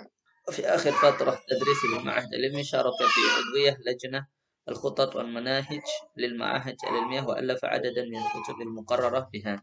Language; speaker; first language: Arabic; non-native, fluent; Indonesian